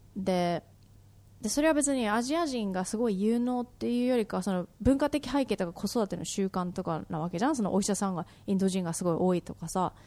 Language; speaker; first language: Japanese; native; Japanese